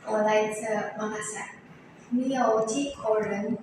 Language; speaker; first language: Chinese; non-native, learner; Indonesian